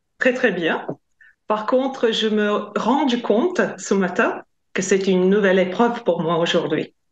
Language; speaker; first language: French; non-native, fluent; Latvian